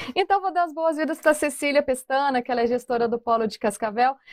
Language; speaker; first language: Portuguese; native; Portuguese